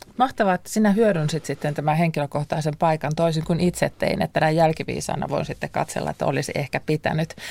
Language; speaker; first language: Finnish; native; Finnish